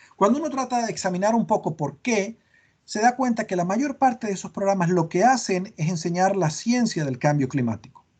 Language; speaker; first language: Spanish; native; Spanish